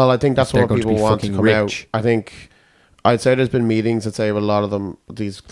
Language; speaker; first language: English; native; English